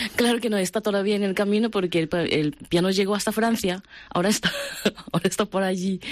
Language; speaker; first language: Spanish; non-native, fluent; Japanese